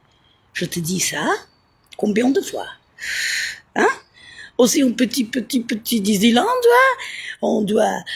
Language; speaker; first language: French; non-native, learner; Italian